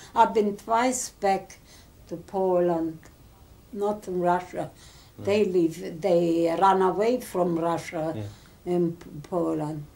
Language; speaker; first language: English; early bilingual, other home language; Polish